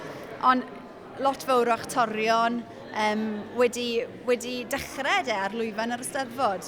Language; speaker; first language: Welsh; native; Welsh